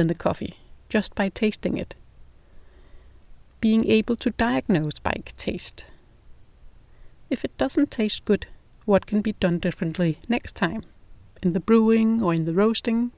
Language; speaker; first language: English; non-native, fluent; Danish